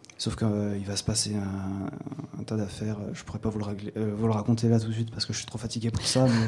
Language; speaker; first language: French; native; French